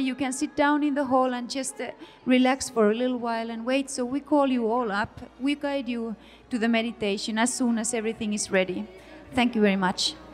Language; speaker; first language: English; non-native, fluent; Finnish